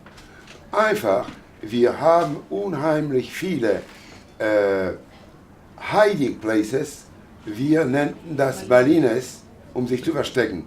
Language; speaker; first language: German; non-native, fluent; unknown